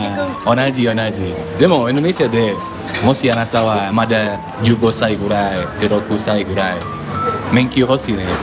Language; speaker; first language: Japanese; non-native, learner; Indonesian